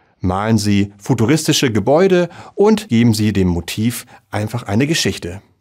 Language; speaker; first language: German; native; German